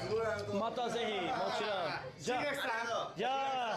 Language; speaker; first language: Japanese; non-native, learner; English